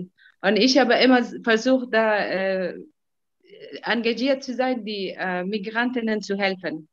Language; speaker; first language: German; non-native, fluent; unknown